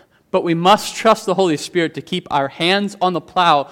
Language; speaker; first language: English; native; English